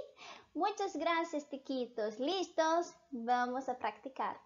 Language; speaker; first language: Spanish; non-native, fluent; Portuguese